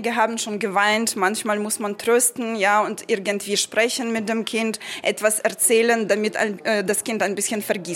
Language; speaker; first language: German; non-native, fluent; Ukrainian